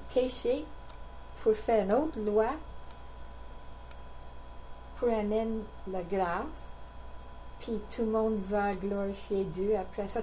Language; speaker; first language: French; non-native, learner; English